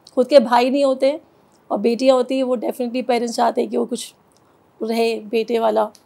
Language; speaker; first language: Hindi; native; Hindi